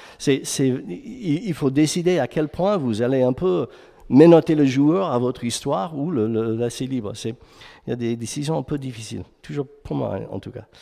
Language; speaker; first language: French; non-native, fluent; English